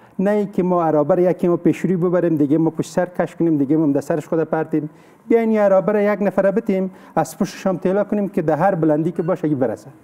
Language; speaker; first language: Persian; native; Persian